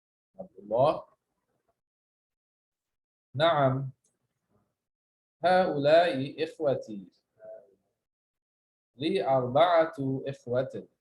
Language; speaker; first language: Arabic; non-native, fluent; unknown